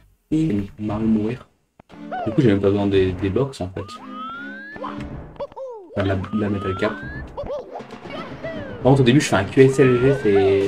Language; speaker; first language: French; native; French